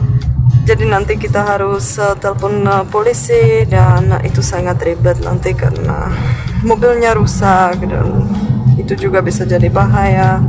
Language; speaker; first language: Indonesian; non-native, fluent; Czech